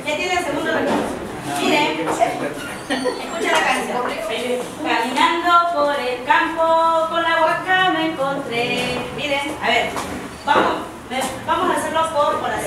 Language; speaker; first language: Spanish; native; Spanish